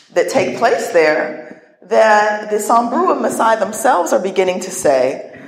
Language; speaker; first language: English; native; English